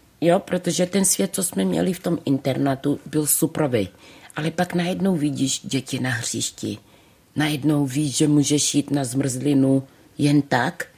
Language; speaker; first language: Czech; early bilingual, other home language; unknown